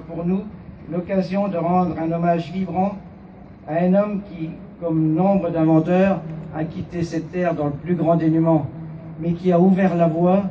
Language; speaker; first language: French; native; French